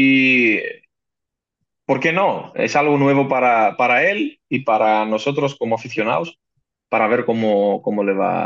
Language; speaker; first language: Spanish; non-native, fluent; Greek